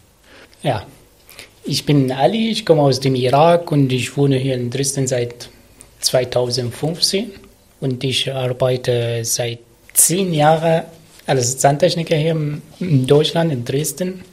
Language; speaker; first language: German; non-native, learner; Arabic